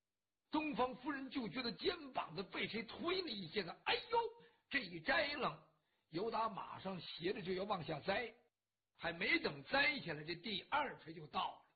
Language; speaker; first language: Chinese; native; Chinese